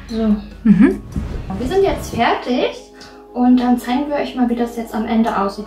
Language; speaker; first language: German; native; German